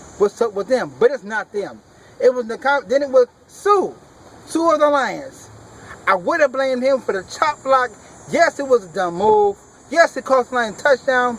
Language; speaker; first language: English; native; English